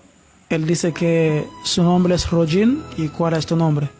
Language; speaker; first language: Spanish; non-native, learner; Haitian Creole